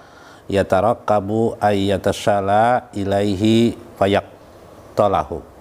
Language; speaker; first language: Indonesian; native; Indonesian